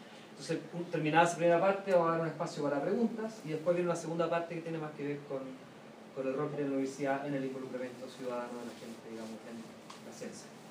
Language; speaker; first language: Spanish; native; Spanish